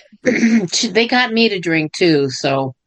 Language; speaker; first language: English; native; English